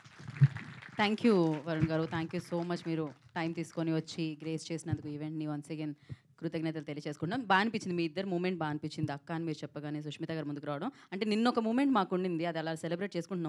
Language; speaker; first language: Telugu; native; Telugu